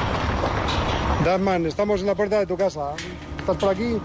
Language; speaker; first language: Spanish; native; Spanish